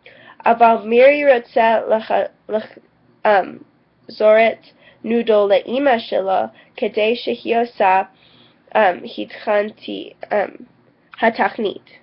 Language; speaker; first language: Hebrew; non-native, learner; English